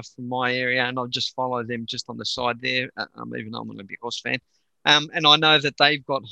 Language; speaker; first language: English; native; English